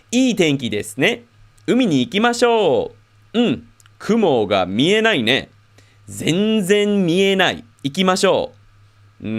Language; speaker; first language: Japanese; non-native, fluent; English